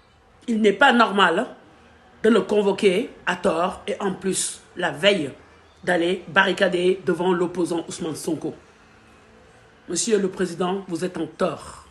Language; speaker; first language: French; non-native, local second language; Wolof